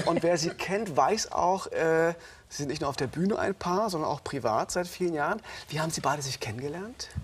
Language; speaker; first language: German; native; German